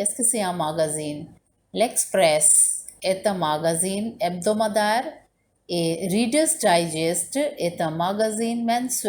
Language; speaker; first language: French; non-native, learner; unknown